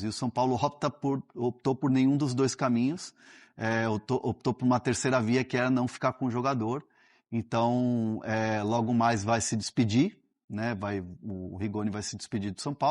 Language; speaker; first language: Portuguese; native; Portuguese